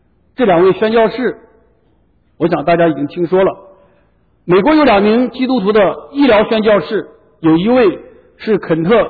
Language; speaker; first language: Chinese; native; Chinese